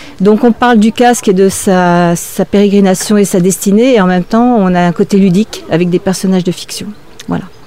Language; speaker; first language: French; native; French